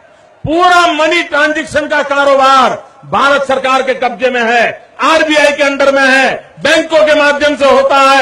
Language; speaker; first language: Hindi; native; Hindi